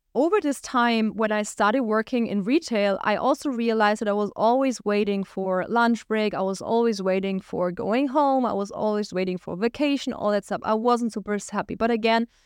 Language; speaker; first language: English; non-native, fluent; German